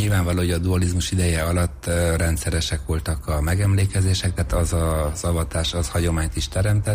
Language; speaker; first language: Hungarian; native; Hungarian